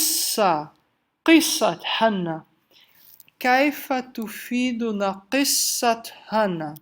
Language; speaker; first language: Arabic; non-native, fluent; Portuguese